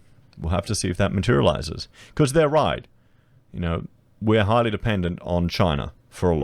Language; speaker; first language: English; native; English